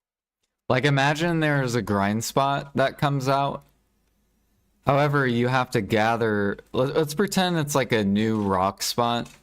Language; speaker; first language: English; native; English